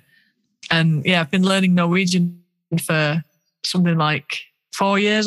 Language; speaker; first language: English; native; English